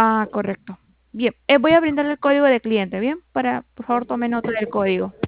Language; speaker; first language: Spanish; native; Spanish